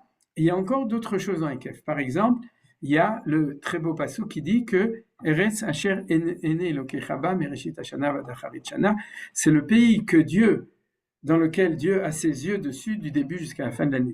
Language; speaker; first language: French; native; French